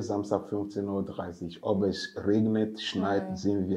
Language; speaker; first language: German; non-native, fluent; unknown